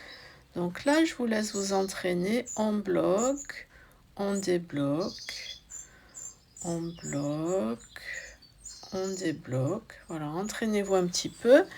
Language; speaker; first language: French; native; French